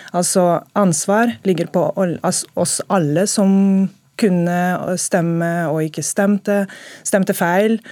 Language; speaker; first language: Norwegian; non-native, fluent; Russian